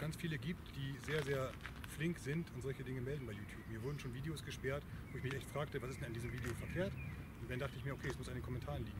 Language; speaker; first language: German; native; German